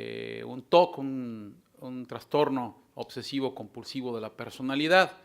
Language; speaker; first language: Spanish; native; Spanish